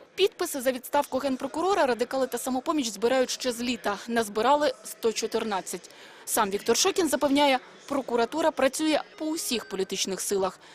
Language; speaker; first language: Ukrainian; native; Ukrainian